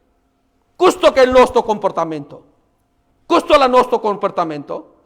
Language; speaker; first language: Italian; non-native, fluent; Urdu